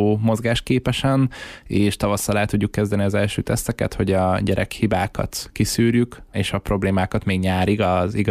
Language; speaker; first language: Hungarian; native; Hungarian